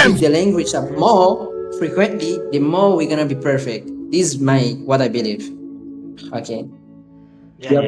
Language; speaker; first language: English; non-native, fluent; Haitian Creole